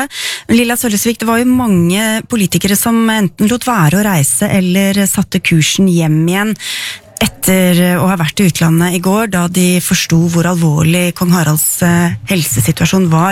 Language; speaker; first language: Norwegian; native; Norwegian